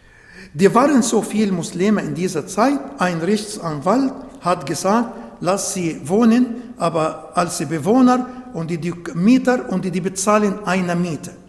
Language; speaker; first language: German; non-native, fluent; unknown